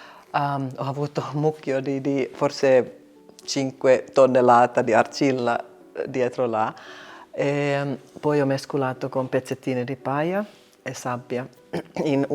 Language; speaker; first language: Italian; non-native, learner; Finnish